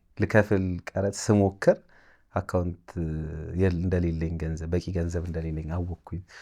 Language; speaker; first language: Amharic; native; Amharic